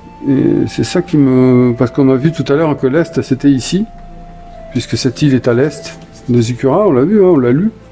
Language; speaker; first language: French; native; French